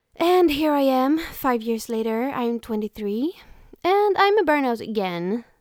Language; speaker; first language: English; non-native, fluent; Swedish